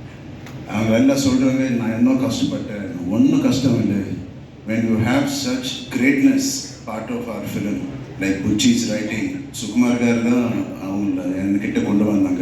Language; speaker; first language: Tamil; non-native, learner; Telugu